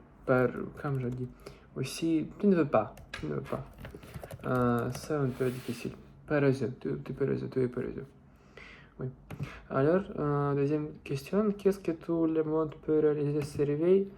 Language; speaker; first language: French; non-native, learner; Russian